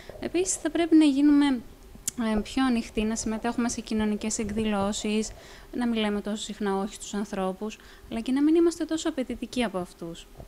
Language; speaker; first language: Greek; native; Greek